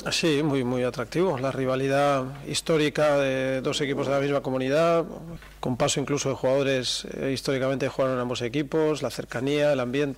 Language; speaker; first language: Spanish; native; Spanish